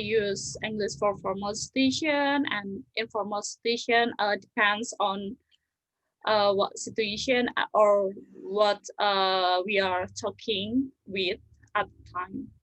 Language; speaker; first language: English; non-native, learner; Indonesian